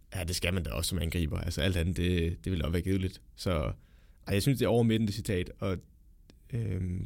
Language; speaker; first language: Danish; native; Danish